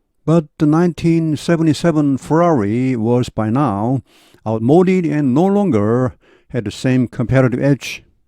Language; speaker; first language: English; non-native, fluent; Korean